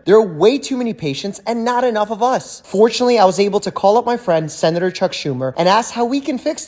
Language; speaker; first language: English; native; English